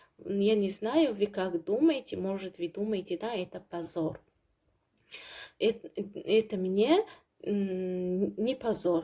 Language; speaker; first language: Russian; non-native, learner; Tajik